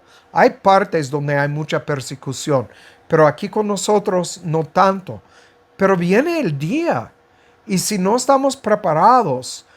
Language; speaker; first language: Spanish; non-native, fluent; English